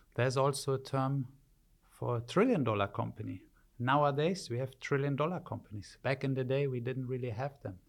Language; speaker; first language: English; early bilingual, other home language; German